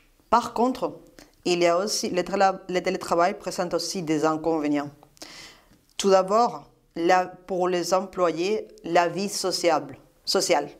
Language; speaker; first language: French; non-native, fluent; Spanish